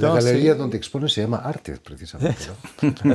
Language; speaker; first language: Spanish; native; Spanish